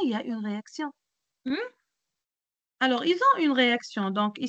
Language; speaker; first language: French; non-native, local second language; Arabic